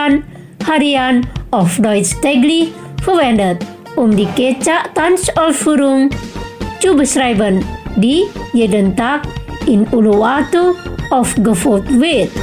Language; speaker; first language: German; non-native, fluent; Indonesian